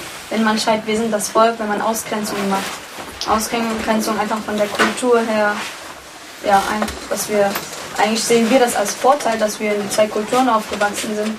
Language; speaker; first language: German; early bilingual, other home language; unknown